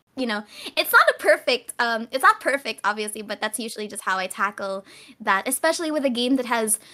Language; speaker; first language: English; native; English